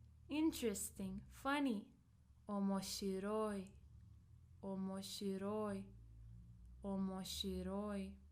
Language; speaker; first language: Japanese; non-native, fluent; English